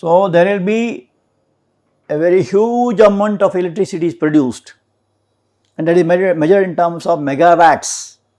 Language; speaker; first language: English; non-native, local second language; Kannada